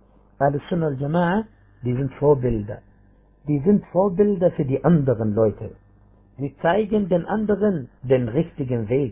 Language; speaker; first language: German; non-native, fluent; Arabic